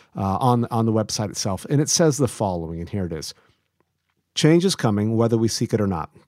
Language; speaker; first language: English; native; English